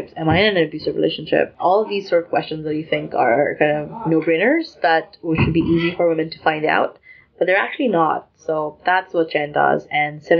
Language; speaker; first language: English; non-native, local second language; Urdu